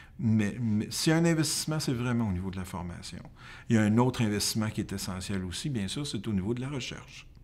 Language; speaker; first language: French; native; French